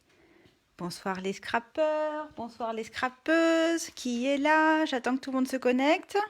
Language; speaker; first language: French; native; French